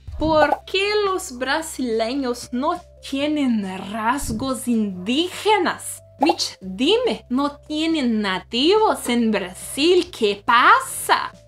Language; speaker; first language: Spanish; non-native, fluent; Portuguese